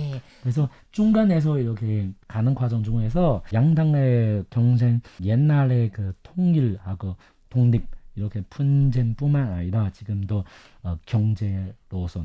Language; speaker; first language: Korean; non-native, fluent; Chinese